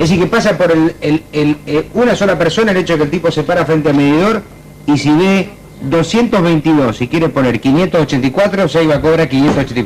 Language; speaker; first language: Spanish; native; Spanish